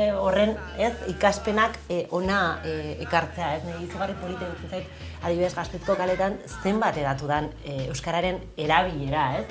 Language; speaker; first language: Basque; non-native, local second language; Spanish